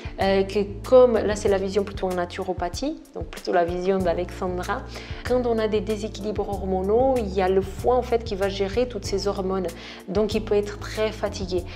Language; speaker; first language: French; non-native, fluent; Portuguese